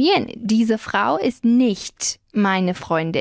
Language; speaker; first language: German; non-native, fluent; Spanish